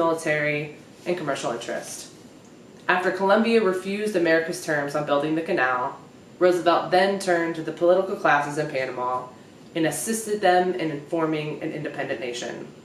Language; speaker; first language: English; native; English